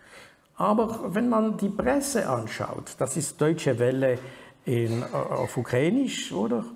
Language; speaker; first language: German; non-native, fluent; French